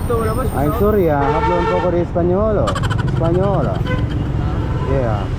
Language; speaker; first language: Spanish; non-native, learner; Cebuano